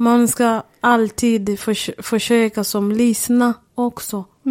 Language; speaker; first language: Swedish; non-native, fluent; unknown